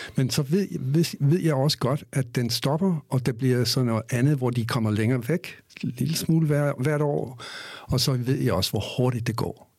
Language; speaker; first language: Danish; non-native, fluent; English